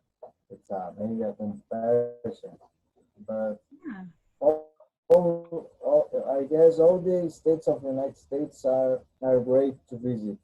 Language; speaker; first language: English; non-native, learner; Portuguese